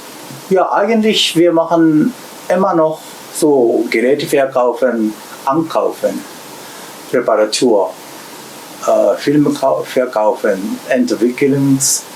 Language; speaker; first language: German; non-native, learner; Japanese